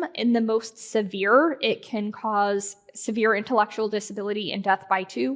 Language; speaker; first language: English; native; English